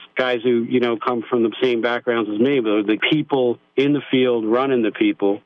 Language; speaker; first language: English; native; English